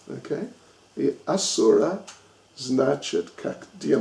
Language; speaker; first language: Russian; non-native, learner; English